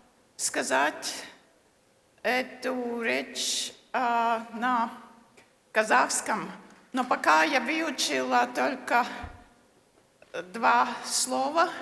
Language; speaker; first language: Russian; non-native, fluent; Latvian